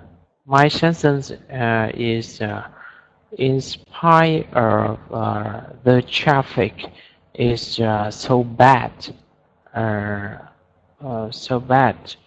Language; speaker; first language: English; non-native, learner; Vietnamese